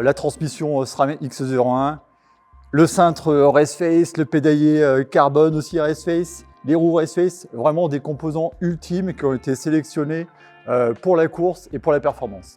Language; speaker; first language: French; native; French